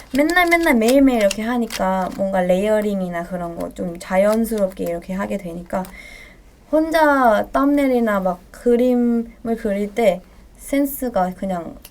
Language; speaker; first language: Korean; non-native, fluent; Thai